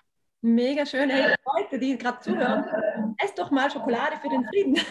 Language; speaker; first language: German; native; German